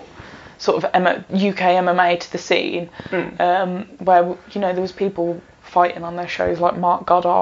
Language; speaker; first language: English; native; English